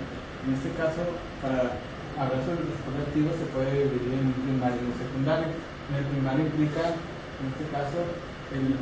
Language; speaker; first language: Spanish; native; Spanish